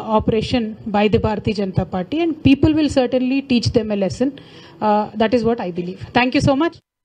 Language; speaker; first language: English; non-native, local second language; Telugu